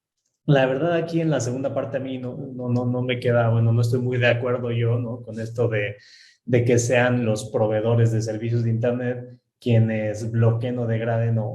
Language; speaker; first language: Spanish; native; Spanish